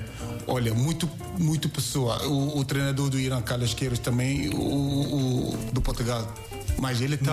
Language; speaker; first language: Portuguese; non-native, learner; Yoruba